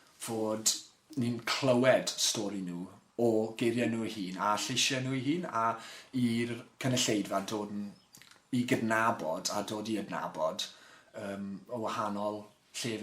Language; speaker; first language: Welsh; non-native, local second language; English